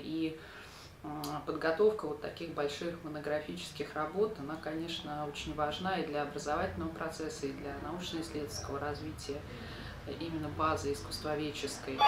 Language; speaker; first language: Russian; native; Russian